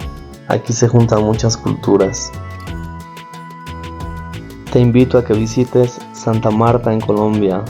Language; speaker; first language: Spanish; native; Spanish